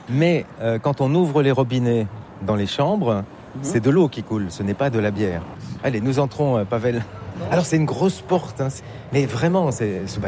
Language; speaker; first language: French; native; French